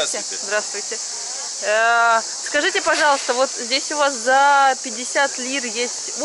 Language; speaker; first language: Russian; native; Russian